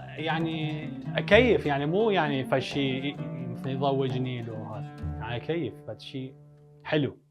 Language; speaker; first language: Arabic; early bilingual, heritage; Arabic